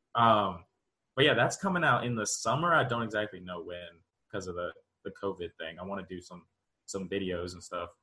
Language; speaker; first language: English; native; English